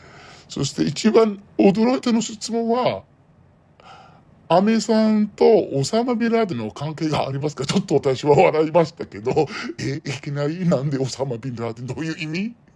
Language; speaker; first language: Japanese; non-native, learner; Arabic